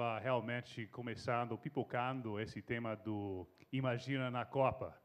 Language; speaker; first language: Portuguese; non-native, fluent; English